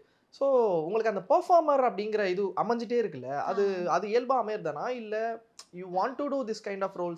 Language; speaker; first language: Tamil; native; Tamil